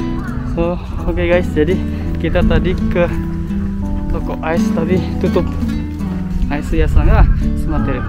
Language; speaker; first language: Japanese; non-native, fluent; Indonesian